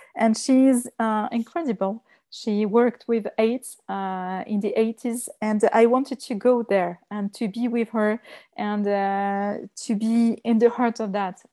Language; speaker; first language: English; non-native, learner; French